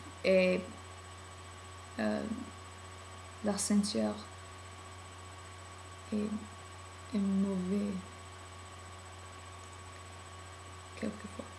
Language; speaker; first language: French; non-native, learner; English